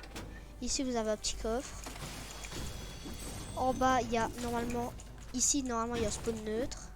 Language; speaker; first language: French; native; French